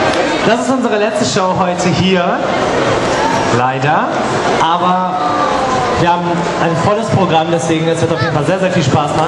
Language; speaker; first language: German; native; German